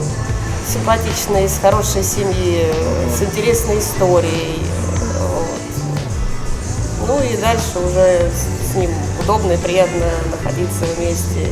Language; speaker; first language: Russian; native; Russian